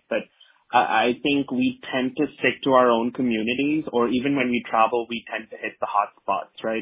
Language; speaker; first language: English; non-native, local second language; Malayalam